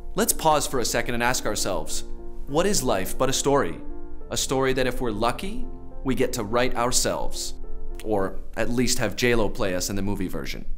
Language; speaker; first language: English; native; English